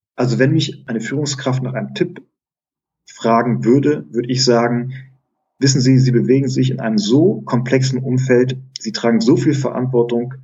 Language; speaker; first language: German; early bilingual, other home language; Greek